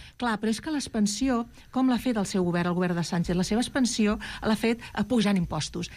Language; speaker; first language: Catalan; non-native, local second language; Spanish